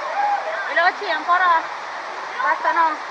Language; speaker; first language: Italian; non-native, learner; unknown